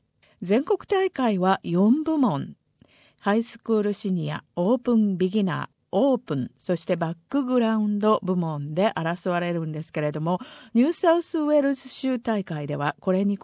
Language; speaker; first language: Japanese; native; Japanese